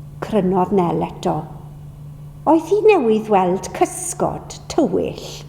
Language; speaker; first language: Welsh; native; Welsh